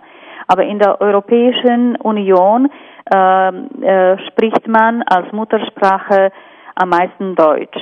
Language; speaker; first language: German; non-native, fluent; Slovak